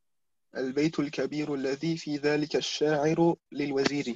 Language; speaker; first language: Arabic; non-native, learner; German